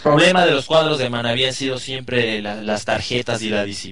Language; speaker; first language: Spanish; native; Spanish